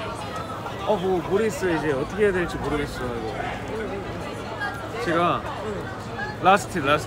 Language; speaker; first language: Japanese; non-native, learner; Korean